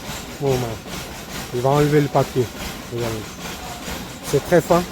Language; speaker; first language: French; early bilingual, heritage; Vietnamese